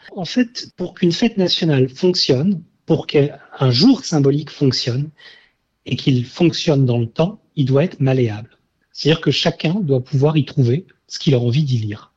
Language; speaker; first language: French; native; French